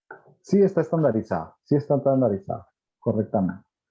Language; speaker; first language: Spanish; native; Spanish